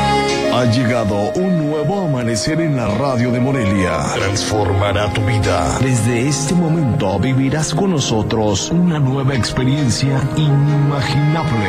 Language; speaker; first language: Spanish; native; Spanish